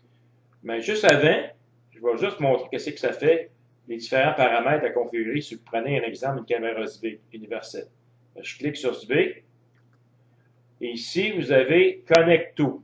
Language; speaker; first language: French; native; French